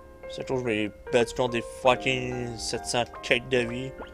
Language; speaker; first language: French; native; French